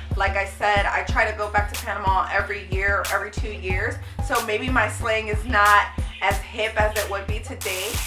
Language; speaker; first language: English; native; English